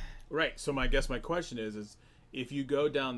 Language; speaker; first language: English; native; English